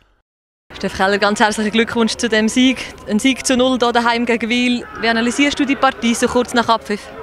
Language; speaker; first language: German; native; German